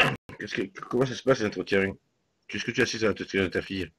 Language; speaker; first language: French; native; French